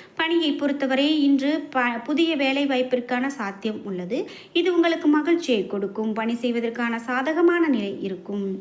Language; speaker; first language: Tamil; native; Tamil